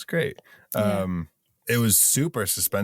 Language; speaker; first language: English; native; English